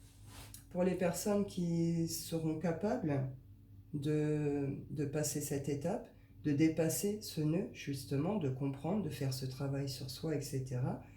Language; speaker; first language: French; native; French